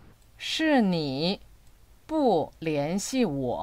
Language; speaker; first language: Chinese; non-native, fluent; Korean